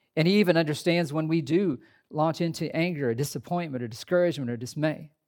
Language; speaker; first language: English; native; English